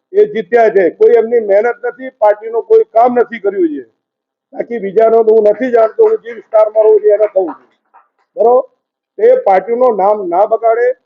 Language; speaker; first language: Gujarati; non-native, local second language; Hindi